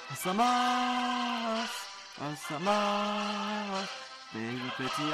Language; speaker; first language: French; native; French